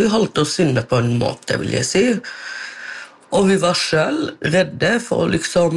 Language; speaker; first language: Norwegian; non-native, local second language; Romany